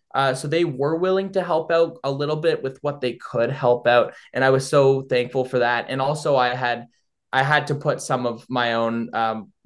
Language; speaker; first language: English; native; English